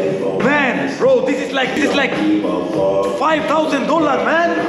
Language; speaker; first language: English; non-native, fluent; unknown